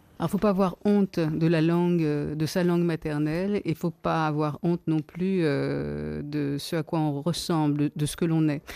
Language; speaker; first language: French; native; French